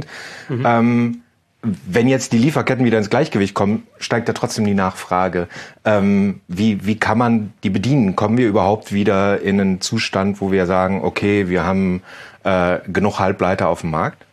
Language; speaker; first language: German; native; German